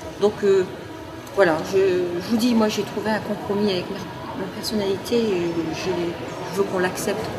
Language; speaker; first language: French; early bilingual, other home language; Arabic